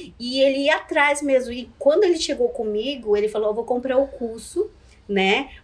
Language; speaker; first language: Portuguese; non-native, local second language; Ticuna